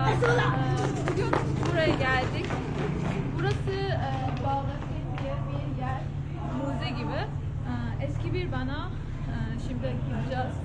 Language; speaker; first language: Turkish; non-native, learner; Persian